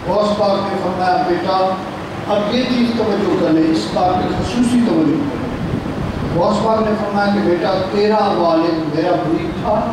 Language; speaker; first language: Urdu; non-native, local second language; Punjabi